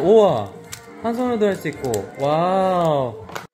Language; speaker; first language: Korean; native; Korean